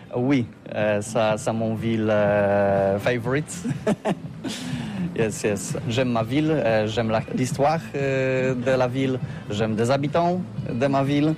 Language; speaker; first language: French; non-native, learner; Polish